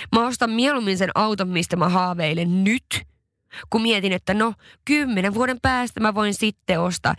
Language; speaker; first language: Finnish; non-native, local second language; Swedish